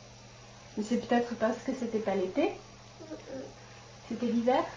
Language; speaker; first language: French; native; French